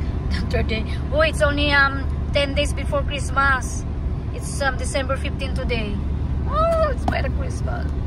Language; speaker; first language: English; non-native, local second language; Filipino